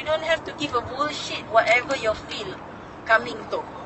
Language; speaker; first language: English; non-native, local second language; Malay